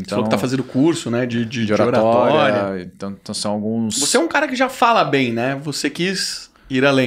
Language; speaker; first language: Portuguese; native; Portuguese